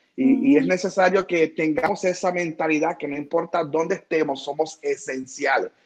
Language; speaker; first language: Spanish; early bilingual, heritage; Spanish